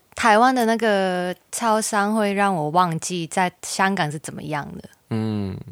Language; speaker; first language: Chinese; non-native, fluent; Cantonese